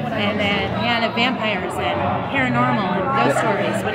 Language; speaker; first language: English; native; English